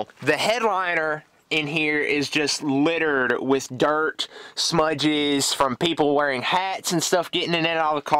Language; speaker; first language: English; native; English